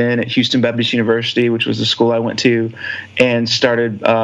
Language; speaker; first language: English; native; English